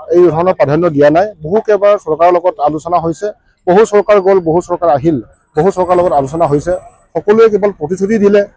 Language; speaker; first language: Assamese; non-native, local second language; Karbi